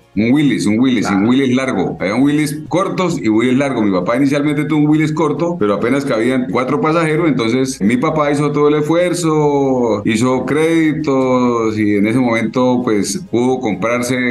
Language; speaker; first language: Spanish; native; Spanish